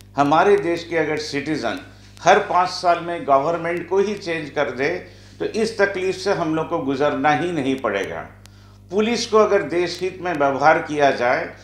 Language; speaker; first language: Hindi; non-native, local second language; Bangla